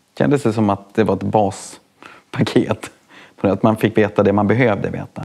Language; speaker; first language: Swedish; native; Swedish